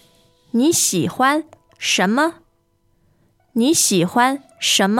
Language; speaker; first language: Chinese; non-native, fluent; English